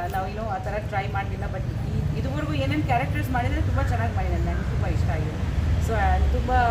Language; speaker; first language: Kannada; native; Kannada